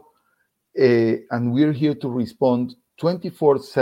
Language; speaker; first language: English; non-native, fluent; Spanish